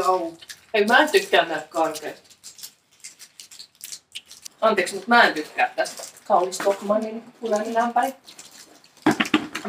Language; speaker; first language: Finnish; native; Finnish